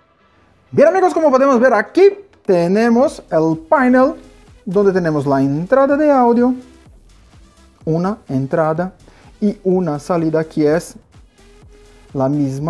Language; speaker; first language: Spanish; non-native, fluent; Portuguese